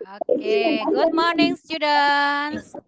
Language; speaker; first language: English; non-native, learner; Indonesian